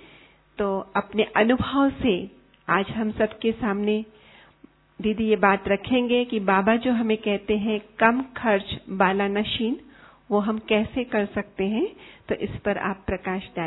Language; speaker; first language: Hindi; native; Hindi